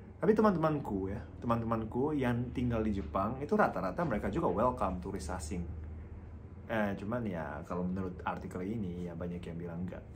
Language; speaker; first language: Indonesian; non-native, fluent; Japanese